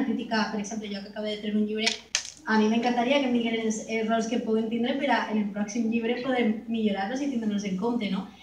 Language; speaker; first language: Catalan; non-native, local second language; Spanish